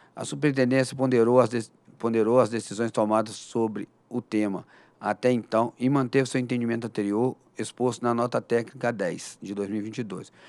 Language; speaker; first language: Portuguese; native; Portuguese